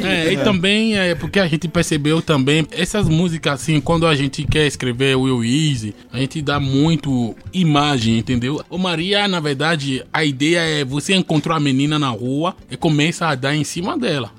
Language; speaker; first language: Portuguese; non-native, fluent; Fon